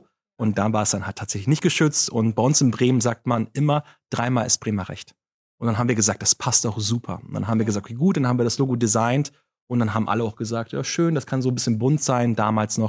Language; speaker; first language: German; native; German